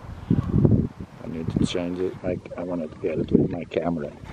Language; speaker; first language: English; non-native, fluent; Portuguese